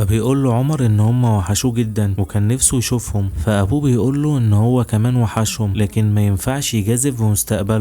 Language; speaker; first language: Arabic; native; Arabic